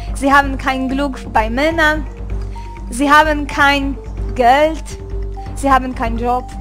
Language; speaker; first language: German; non-native, fluent; Hungarian